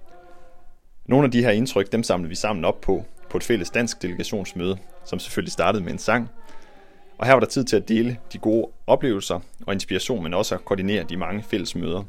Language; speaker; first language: Danish; native; Danish